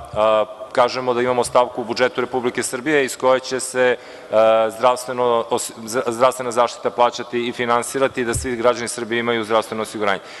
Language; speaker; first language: Serbian; native; Serbian